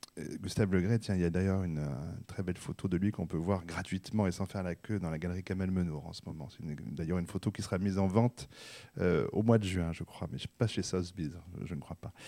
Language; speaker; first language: French; native; French